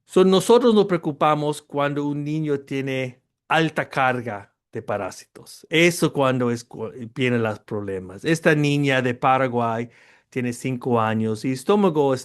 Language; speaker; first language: Spanish; early bilingual, heritage; Spanish